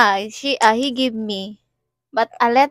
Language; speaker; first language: English; non-native, learner; Cebuano